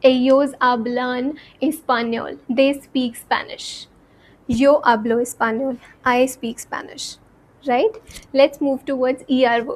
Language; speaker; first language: Spanish; non-native, fluent; Hindi